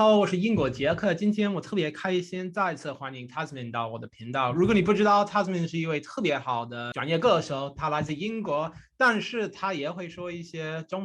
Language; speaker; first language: Chinese; non-native, fluent; English